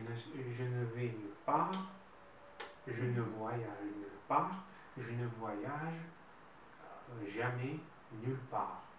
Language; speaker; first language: French; non-native, fluent; Russian